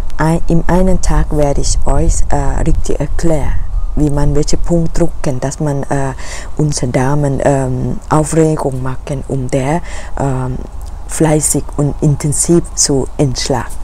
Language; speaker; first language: German; non-native, learner; Thai